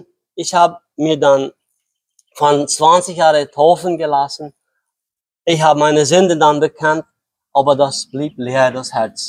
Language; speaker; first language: German; early bilingual, heritage; Low German